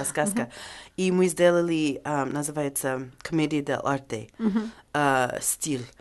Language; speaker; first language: Russian; non-native, learner; English